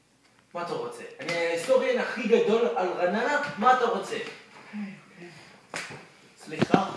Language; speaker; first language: Hebrew; non-native, learner; English